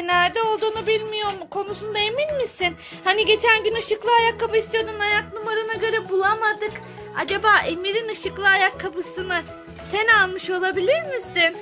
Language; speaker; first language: Turkish; native; Turkish